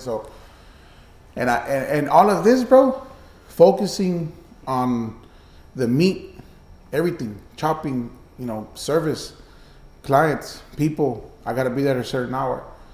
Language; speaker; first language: English; early bilingual, other home language; Spanish